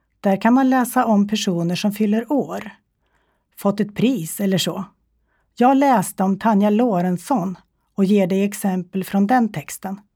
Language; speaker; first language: Swedish; native; Swedish